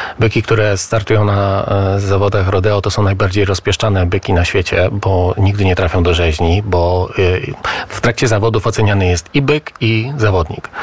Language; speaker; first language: Polish; native; Polish